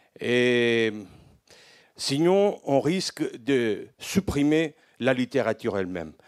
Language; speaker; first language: French; non-native, fluent; Greek